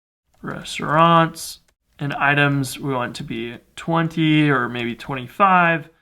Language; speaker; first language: English; native; English